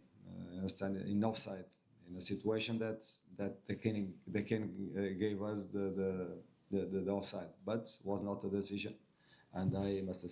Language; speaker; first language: English; non-native, fluent; Portuguese